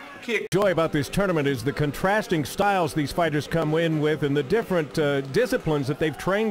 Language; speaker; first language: English; native; English